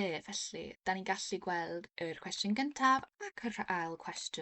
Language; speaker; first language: Welsh; non-native, fluent; English